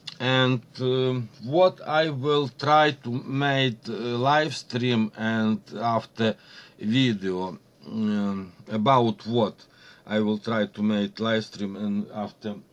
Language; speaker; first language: English; non-native, learner; Ukrainian